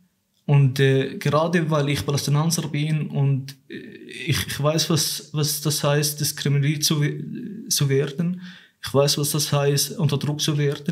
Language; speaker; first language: German; non-native, fluent; Arabic